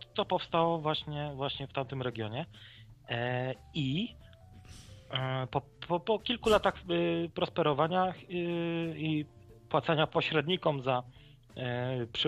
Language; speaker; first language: Polish; native; Polish